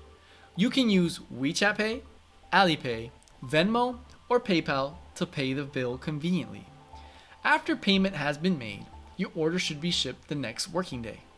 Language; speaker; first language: English; native; English